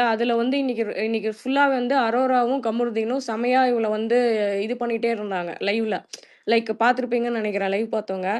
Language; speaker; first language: Tamil; native; Tamil